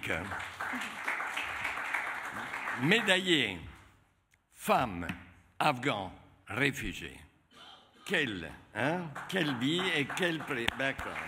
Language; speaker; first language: French; non-native, fluent; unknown